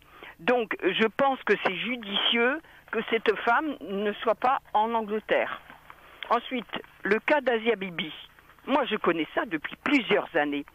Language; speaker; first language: French; native; French